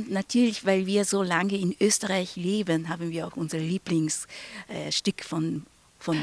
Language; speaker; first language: German; non-native, fluent; Japanese